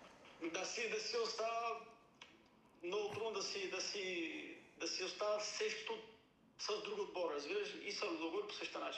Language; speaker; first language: Bulgarian; non-native, learner; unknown